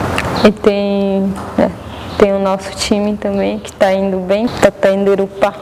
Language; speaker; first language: Portuguese; non-native, local second language; Guarani